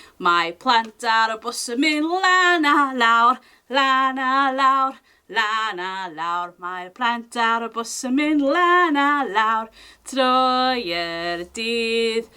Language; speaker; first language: Welsh; non-native, local second language; English